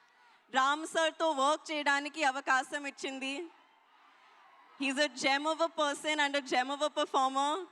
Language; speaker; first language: Telugu; non-native, learner; Hindi